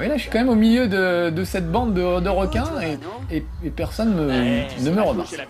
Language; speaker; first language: French; native; French